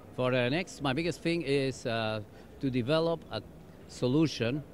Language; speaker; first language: English; non-native, fluent; German